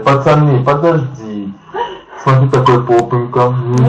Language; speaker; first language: Russian; non-native, learner; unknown